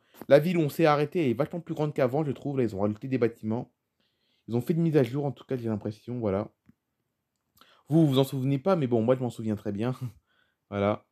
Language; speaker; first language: French; native; French